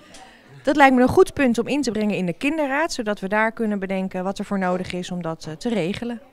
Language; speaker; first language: Dutch; native; Dutch